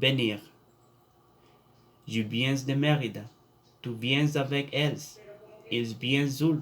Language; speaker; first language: French; non-native, learner; Spanish